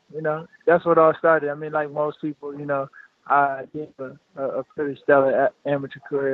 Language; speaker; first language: English; native; English